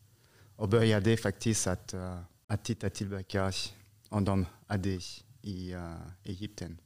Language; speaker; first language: Swedish; non-native, fluent; French